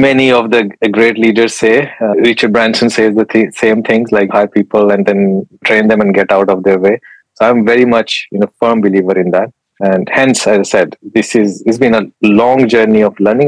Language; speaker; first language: English; non-native, local second language; Urdu